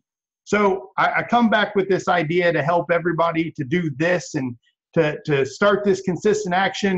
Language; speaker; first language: English; native; English